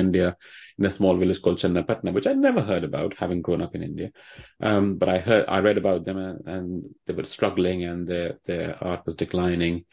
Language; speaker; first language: English; non-native, local second language; Hindi